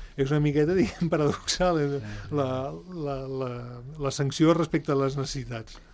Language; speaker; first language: Catalan; native; Catalan